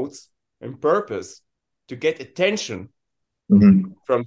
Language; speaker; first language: English; non-native, learner; Arabic